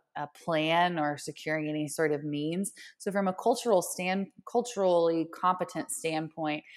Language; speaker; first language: English; native; English